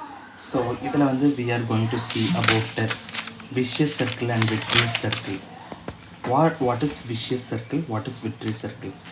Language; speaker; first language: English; non-native, local second language; Tamil